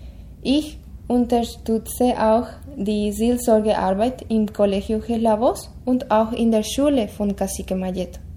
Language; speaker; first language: German; non-native, fluent; Spanish